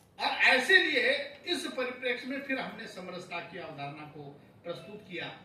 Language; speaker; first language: Hindi; non-native, local second language; Marathi